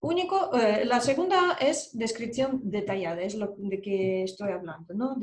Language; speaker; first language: Spanish; non-native, fluent; Russian